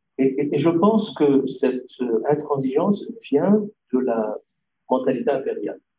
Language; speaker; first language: French; non-native, local second language; Arabic